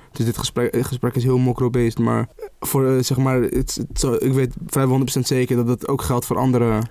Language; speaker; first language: Dutch; early bilingual, other home language; Arabic